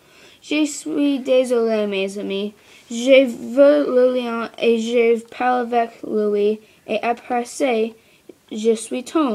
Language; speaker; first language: French; non-native, learner; English